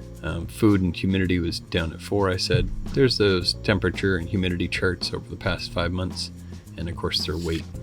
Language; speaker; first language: English; native; English